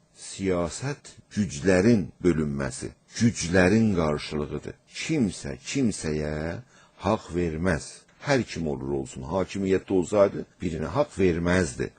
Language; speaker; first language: Azerbaijani; native; Azerbaijani